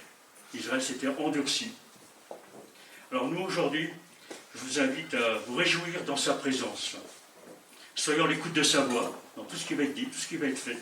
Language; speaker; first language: French; native; French